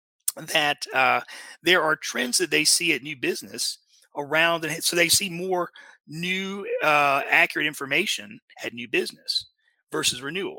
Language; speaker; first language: English; native; English